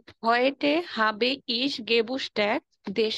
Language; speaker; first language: German; non-native, learner; Bangla